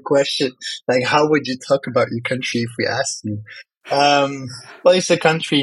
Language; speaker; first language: English; non-native, fluent; French